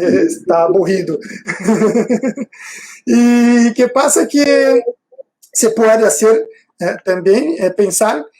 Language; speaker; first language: Spanish; non-native, fluent; Portuguese